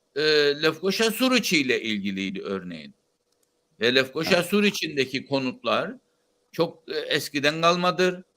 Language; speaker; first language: Turkish; native; Turkish